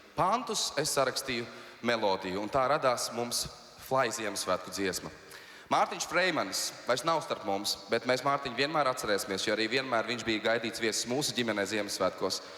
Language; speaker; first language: Latvian; native; Latvian